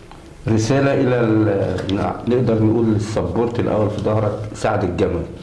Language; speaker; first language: Arabic; native; Arabic